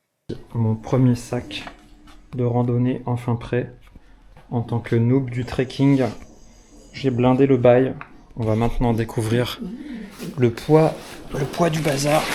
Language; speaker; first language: French; native; French